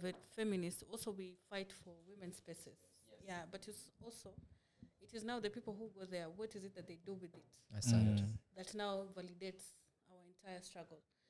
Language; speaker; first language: English; non-native, local second language; Swahili